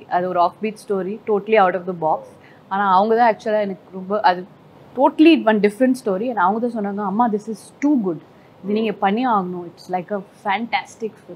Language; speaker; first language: Tamil; non-native, fluent; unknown